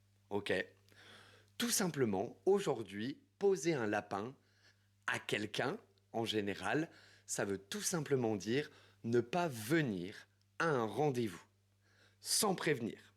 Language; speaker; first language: French; native; French